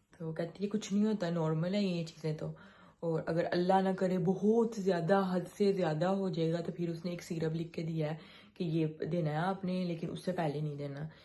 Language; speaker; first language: Urdu; native; Urdu